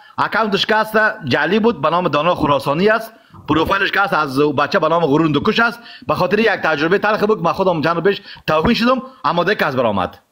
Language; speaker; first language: Persian; native; Persian